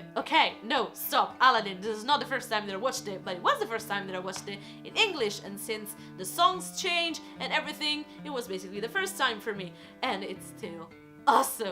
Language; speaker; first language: English; non-native, fluent; Italian